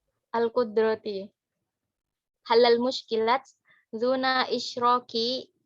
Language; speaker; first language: Arabic; non-native, learner; Indonesian